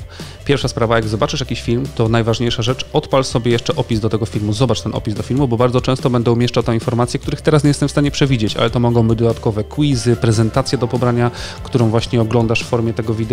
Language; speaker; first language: Polish; native; Polish